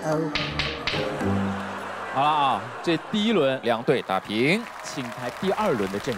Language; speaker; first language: Chinese; native; Chinese